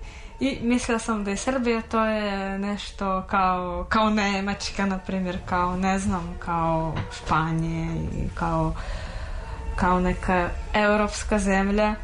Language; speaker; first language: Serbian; non-native, fluent; Russian